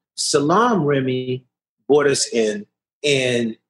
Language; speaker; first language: English; early bilingual, other home language; Haitian Creole